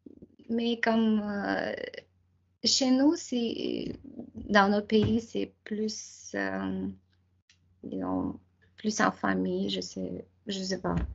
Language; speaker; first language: French; non-native, fluent; Ukrainian